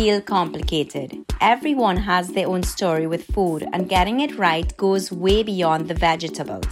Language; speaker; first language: English; early bilingual, other home language; Spanish